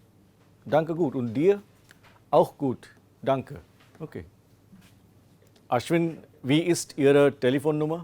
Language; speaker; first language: German; non-native, fluent; English